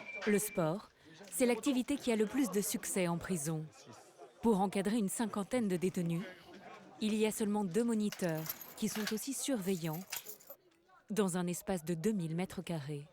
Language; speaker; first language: French; native; French